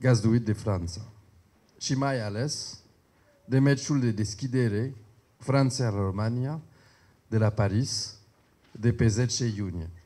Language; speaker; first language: Romanian; non-native, learner; French